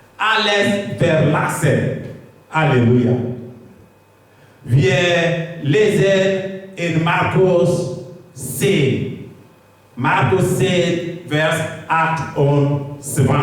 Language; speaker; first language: German; non-native, learner; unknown